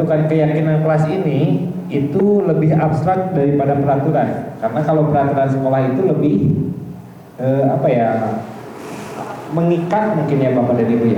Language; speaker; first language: Indonesian; native; Indonesian